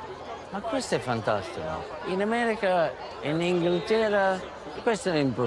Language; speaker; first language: Italian; non-native, learner; English